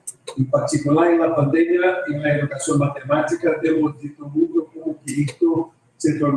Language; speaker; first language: Spanish; non-native, fluent; Portuguese